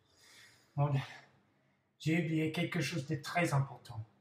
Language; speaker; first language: French; non-native, learner; English